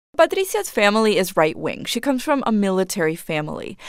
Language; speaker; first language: English; non-native, fluent; Spanish